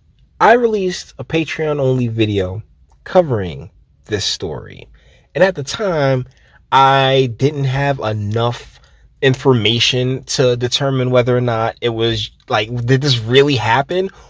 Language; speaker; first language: English; native; English